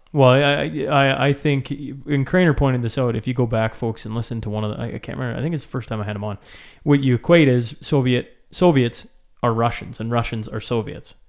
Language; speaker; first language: English; native; English